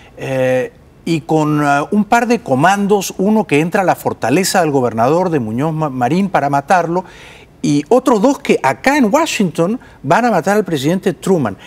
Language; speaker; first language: Spanish; native; Spanish